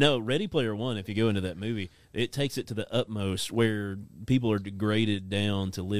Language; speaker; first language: English; native; English